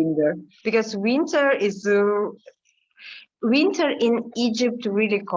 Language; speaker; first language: English; non-native, learner; Russian